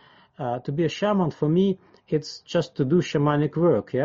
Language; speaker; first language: English; non-native, fluent; Russian